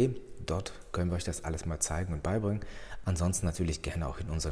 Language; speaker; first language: German; native; German